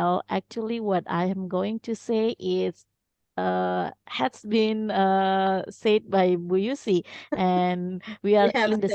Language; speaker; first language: English; non-native, fluent; Indonesian